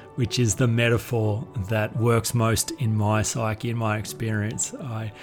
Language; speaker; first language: English; native; English